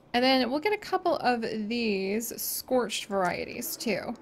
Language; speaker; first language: English; native; English